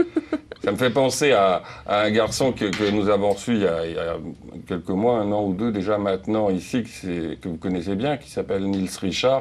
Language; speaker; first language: French; native; French